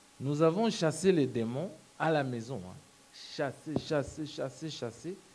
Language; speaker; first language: French; non-native, local second language; Lingala